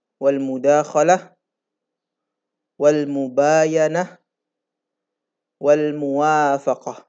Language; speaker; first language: Arabic; non-native, fluent; Indonesian